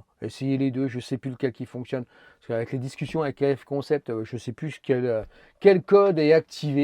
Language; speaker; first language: French; native; French